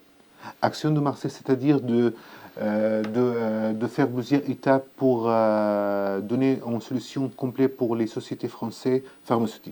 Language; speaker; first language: French; non-native, learner; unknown